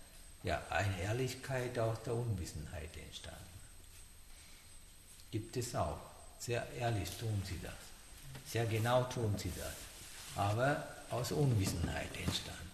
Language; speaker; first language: German; non-native, learner; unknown